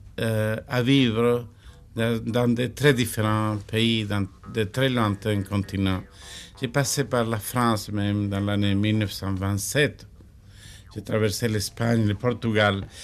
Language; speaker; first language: French; non-native, learner; Spanish